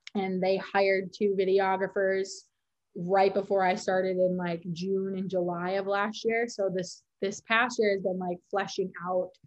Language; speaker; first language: English; native; English